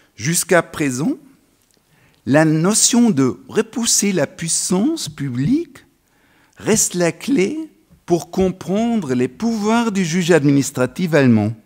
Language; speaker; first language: French; non-native, fluent; German